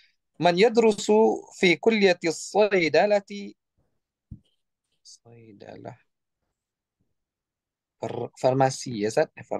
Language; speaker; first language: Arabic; non-native, learner; Indonesian